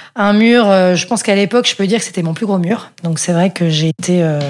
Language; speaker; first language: French; native; French